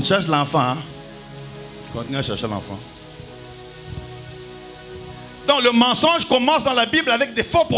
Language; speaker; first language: French; non-native, local second language; Lingala